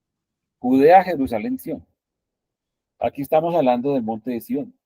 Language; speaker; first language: Spanish; native; Spanish